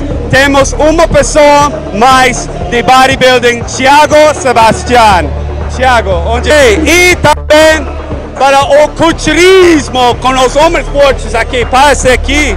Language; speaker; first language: Portuguese; non-native, learner; Spanish